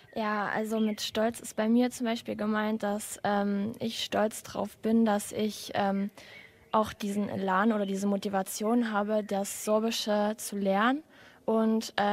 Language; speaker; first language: German; non-native, local second language; Upper Sorbian